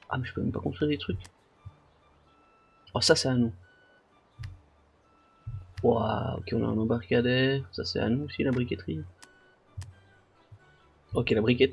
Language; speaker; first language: French; native; French